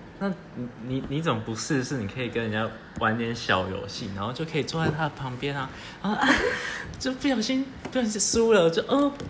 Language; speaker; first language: Chinese; native; Chinese